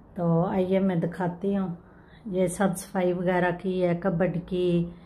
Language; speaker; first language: Urdu; native; Urdu